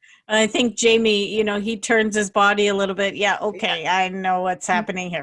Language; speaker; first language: English; native; English